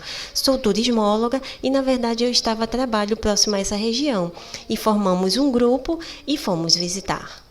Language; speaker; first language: Portuguese; native; Portuguese